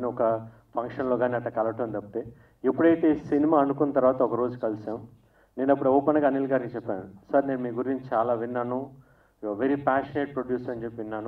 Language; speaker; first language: Telugu; native; Telugu